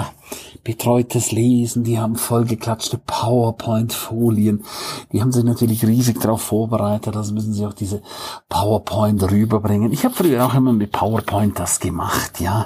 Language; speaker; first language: German; native; German